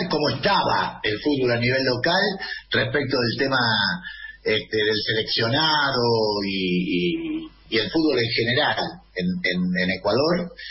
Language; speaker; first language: Spanish; native; Spanish